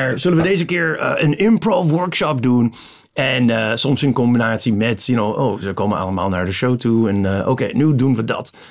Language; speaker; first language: Dutch; non-native, fluent; English